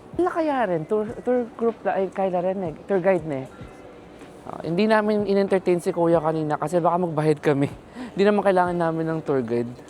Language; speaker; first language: Filipino; non-native, local second language; Pampanga